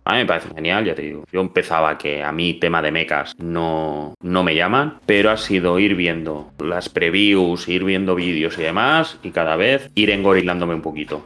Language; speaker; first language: Spanish; native; Spanish